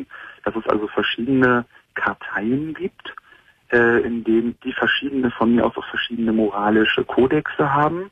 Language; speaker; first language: German; native; German